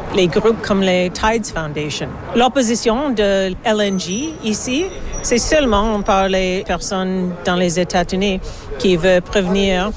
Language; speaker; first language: French; non-native, learner; English